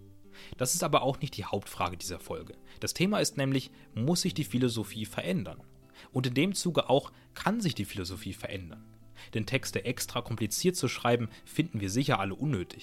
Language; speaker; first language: German; native; German